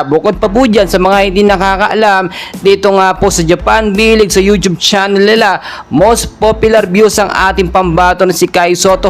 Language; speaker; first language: Filipino; native; Filipino